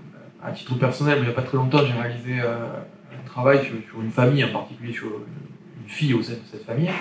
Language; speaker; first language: French; native; French